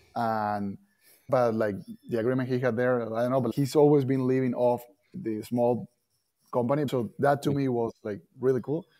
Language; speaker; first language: English; non-native, fluent; Spanish